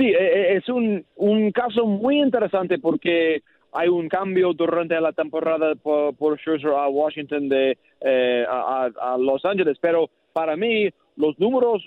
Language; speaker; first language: Spanish; non-native, learner; English